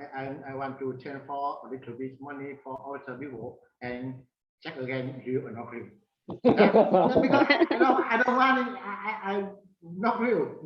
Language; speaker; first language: English; non-native, learner; Vietnamese